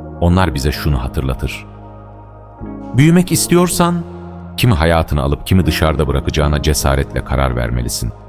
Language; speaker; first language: Turkish; native; Turkish